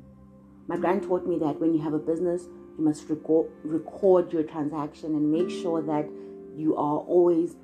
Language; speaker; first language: English; non-native, local second language; Zulu